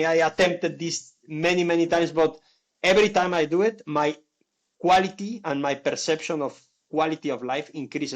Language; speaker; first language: English; non-native, fluent; Spanish